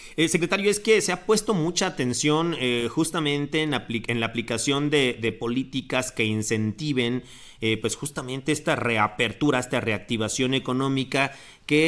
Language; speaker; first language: Spanish; native; Spanish